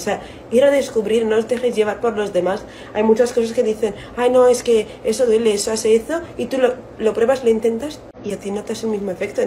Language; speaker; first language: Spanish; non-native, fluent; Italian